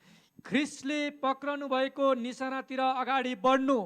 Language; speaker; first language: Nepali; native; Nepali